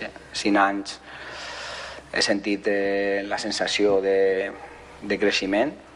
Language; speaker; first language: Catalan; non-native, fluent; Spanish